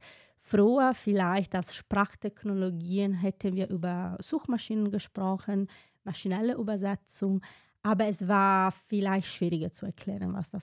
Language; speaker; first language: German; non-native, fluent; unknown